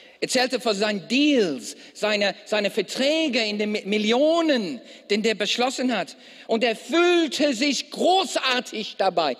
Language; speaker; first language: German; non-native, fluent; English